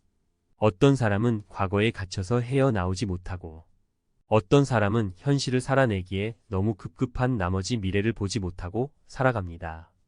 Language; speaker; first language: Korean; native; Korean